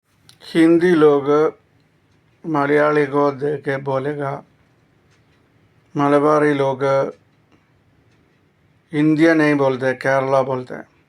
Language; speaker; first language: Hindi; non-native, local second language; Malayalam